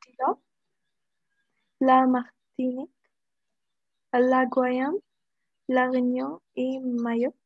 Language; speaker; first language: French; non-native, learner; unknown